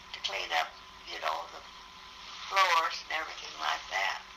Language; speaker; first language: English; native; English